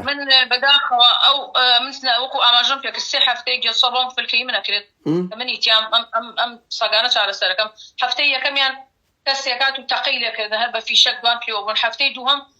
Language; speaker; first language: Central Kurdish; native; Central Kurdish